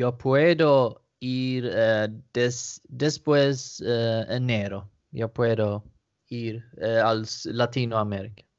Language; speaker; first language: Spanish; non-native, learner; Swedish